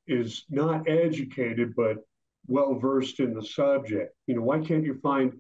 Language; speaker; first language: English; native; English